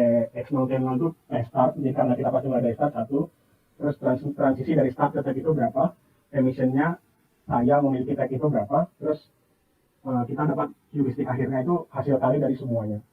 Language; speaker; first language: Indonesian; native; Indonesian